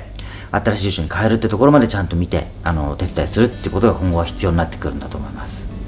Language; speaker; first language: Japanese; native; Japanese